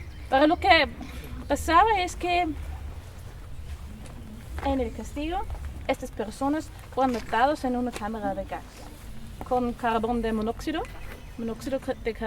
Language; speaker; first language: Spanish; non-native, learner; German